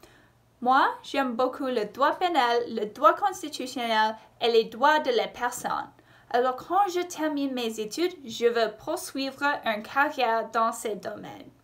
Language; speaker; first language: French; non-native, local second language; English